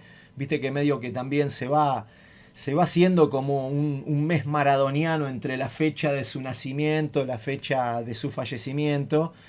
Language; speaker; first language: Spanish; native; Spanish